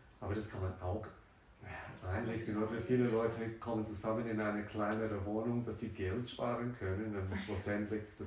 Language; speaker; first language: German; non-native, fluent; French